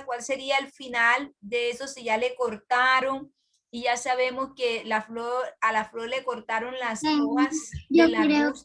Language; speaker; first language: Spanish; native; Spanish